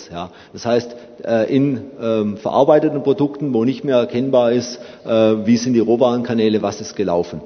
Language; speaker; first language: German; native; German